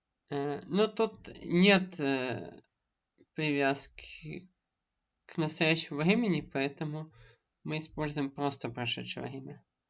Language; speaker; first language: Russian; native; Russian